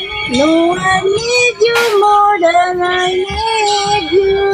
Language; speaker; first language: English; non-native, local second language; Filipino